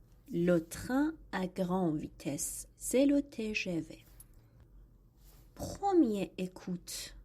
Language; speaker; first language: French; non-native, fluent; Persian